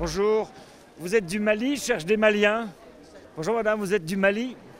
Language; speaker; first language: French; native; French